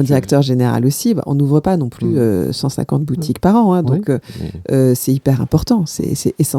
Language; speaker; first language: French; native; French